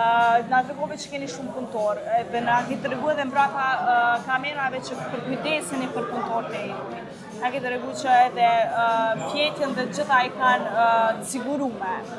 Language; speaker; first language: Albanian; native; Albanian